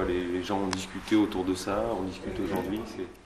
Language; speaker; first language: French; native; French